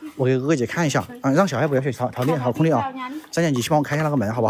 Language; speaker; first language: Chinese; native; Chinese